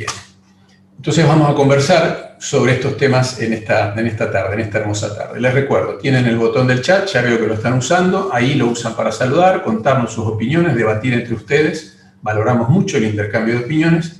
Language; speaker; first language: Spanish; native; Spanish